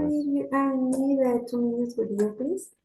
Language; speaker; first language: English; non-native, learner; Spanish